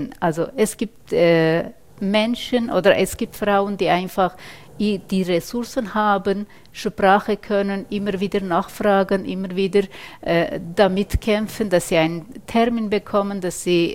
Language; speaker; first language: German; non-native, fluent; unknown